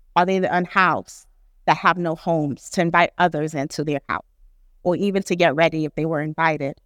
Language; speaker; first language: English; native; English